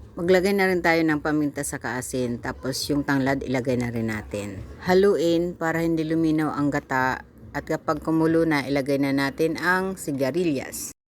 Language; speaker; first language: Filipino; non-native, local second language; Bikol